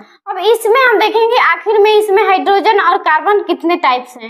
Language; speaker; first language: Hindi; native; Hindi